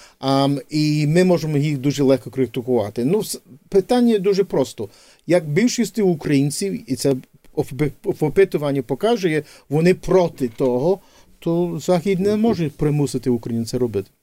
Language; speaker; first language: Ukrainian; early bilingual, heritage; English